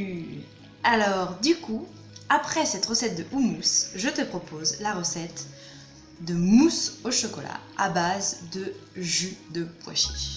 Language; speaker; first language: French; native; French